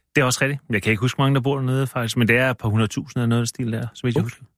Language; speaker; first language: Danish; native; Danish